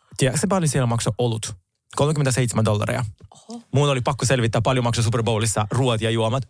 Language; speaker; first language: Finnish; non-native, fluent; Russian